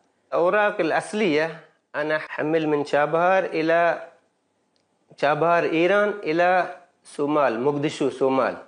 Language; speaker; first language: Arabic; non-native, learner; Baluchi